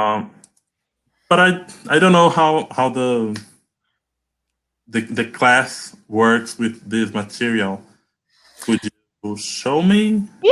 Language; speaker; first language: English; non-native, learner; Portuguese